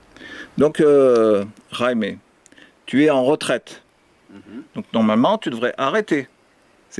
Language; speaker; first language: French; native; French